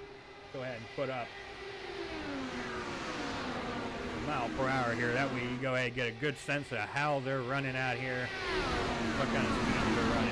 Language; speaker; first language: English; native; English